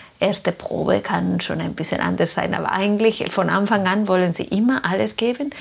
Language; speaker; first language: German; non-native, fluent; Spanish